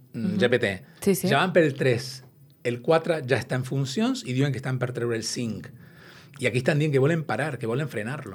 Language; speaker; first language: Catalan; non-native, local second language; Spanish